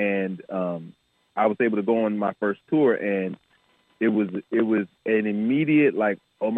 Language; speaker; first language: English; native; English